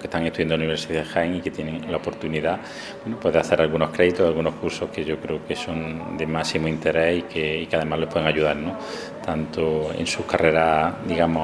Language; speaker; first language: Spanish; native; Spanish